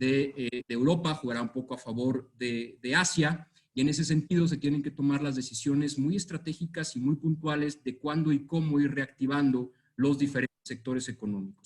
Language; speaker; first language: Spanish; native; Spanish